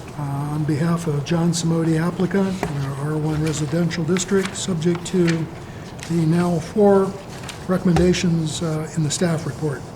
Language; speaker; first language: English; native; English